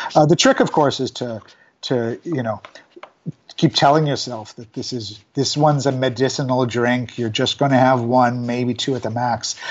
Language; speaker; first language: English; native; English